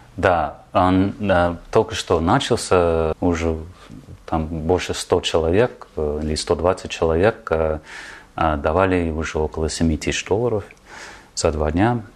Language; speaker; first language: Russian; non-native, fluent; English